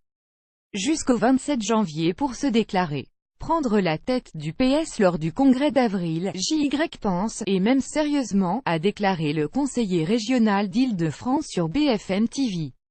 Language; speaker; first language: French; native; French